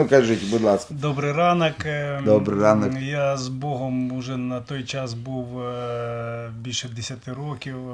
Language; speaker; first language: Ukrainian; non-native, local second language; Russian